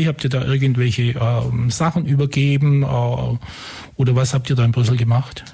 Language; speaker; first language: German; native; German